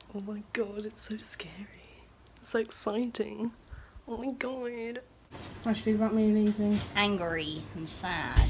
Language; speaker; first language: English; native; English